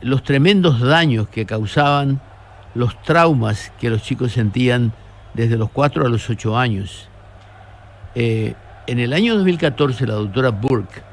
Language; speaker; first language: Spanish; native; Spanish